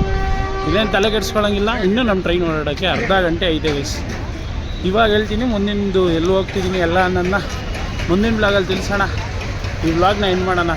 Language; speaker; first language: Kannada; native; Kannada